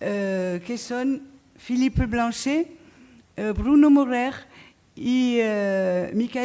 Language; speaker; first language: Spanish; non-native, fluent; French